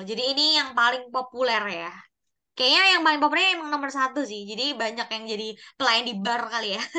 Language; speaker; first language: Indonesian; native; Indonesian